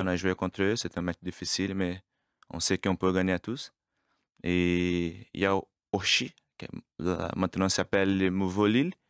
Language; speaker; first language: French; non-native, learner; Portuguese